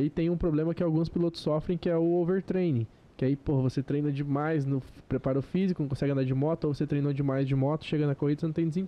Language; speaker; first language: Portuguese; native; Portuguese